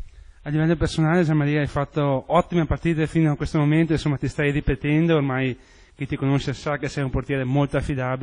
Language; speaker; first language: Italian; native; Italian